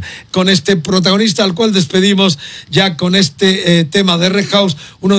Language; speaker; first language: Spanish; native; Spanish